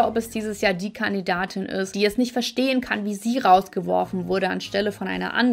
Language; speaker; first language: German; native; German